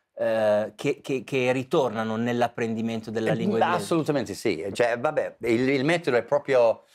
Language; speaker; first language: Italian; non-native, fluent; English